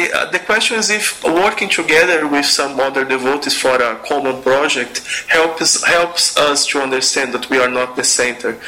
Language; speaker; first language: English; non-native, fluent; Portuguese